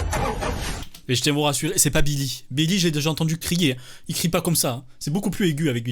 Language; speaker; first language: French; native; French